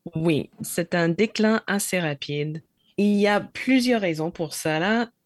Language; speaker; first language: French; non-native, fluent; English